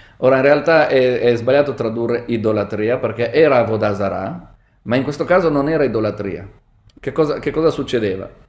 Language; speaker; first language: Italian; non-native, fluent; Hebrew